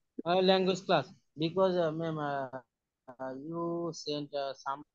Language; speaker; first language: English; non-native, learner; Bangla